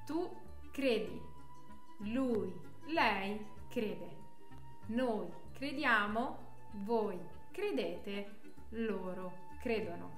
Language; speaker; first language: Italian; non-native, fluent; French